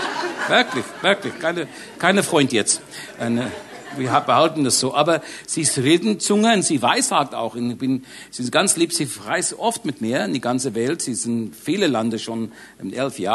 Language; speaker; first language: German; non-native, learner; English